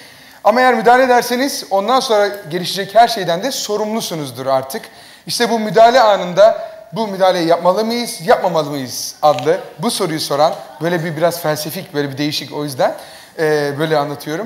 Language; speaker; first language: Turkish; native; Turkish